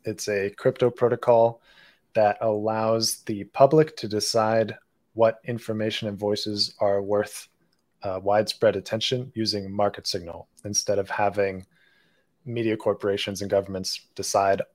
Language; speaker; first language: English; native; English